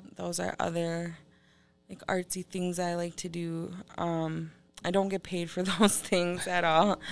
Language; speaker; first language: English; native; English